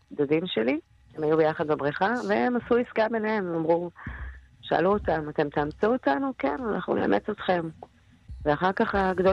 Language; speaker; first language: Hebrew; native; Hebrew